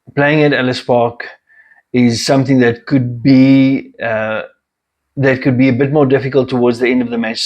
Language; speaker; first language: English; non-native, local second language; Afrikaans